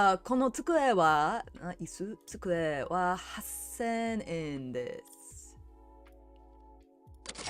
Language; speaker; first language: Japanese; non-native, learner; English